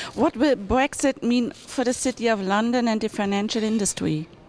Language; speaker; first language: English; non-native, fluent; German